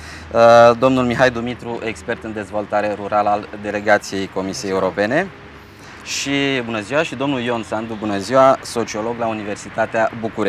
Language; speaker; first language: Romanian; native; Romanian